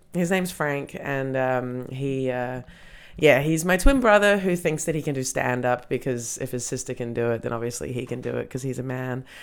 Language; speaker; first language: English; native; English